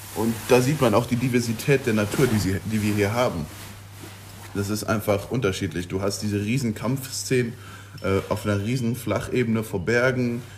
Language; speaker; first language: German; non-native, local second language; Luxembourgish